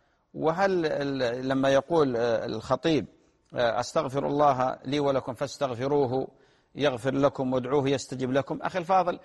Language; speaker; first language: Arabic; native; Arabic